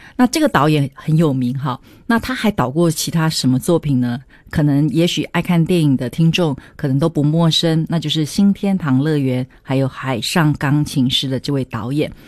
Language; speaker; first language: Chinese; native; Chinese